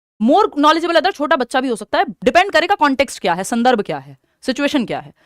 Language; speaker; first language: Hindi; native; Hindi